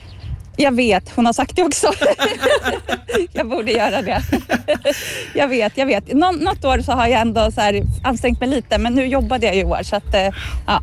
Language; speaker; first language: Swedish; native; Swedish